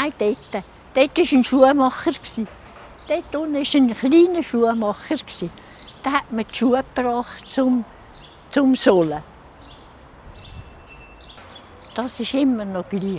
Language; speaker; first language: German; native; German